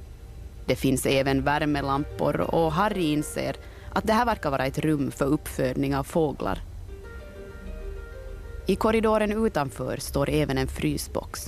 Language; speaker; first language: Swedish; native; Swedish